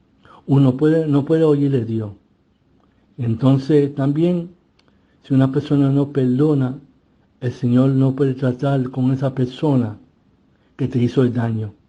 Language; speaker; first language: Spanish; early bilingual, heritage; Spanish